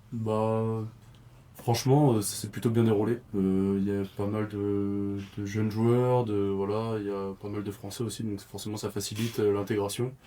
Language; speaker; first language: French; native; French